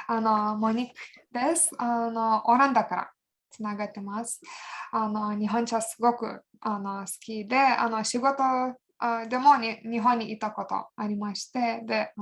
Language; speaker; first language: Japanese; non-native, fluent; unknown